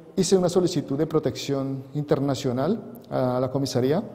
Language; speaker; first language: Spanish; native; Spanish